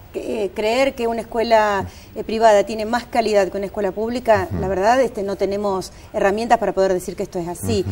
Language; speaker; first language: Spanish; native; Spanish